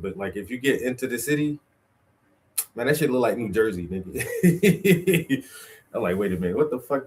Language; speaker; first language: English; native; English